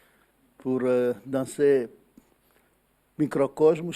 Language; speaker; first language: French; non-native, fluent; Greek